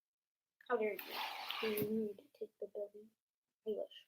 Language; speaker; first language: English; native; English